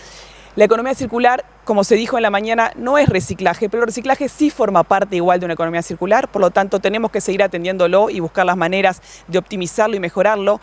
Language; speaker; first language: Spanish; native; Spanish